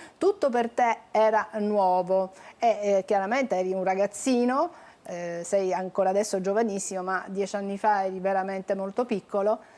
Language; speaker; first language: Italian; native; Italian